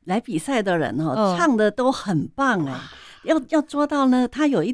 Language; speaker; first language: Chinese; non-native, local second language; Min Nan Chinese